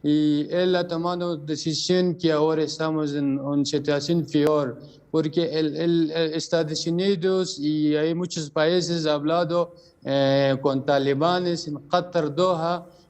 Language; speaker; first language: Spanish; non-native, learner; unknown